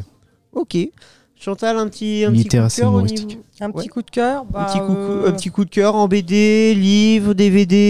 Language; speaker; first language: French; native; French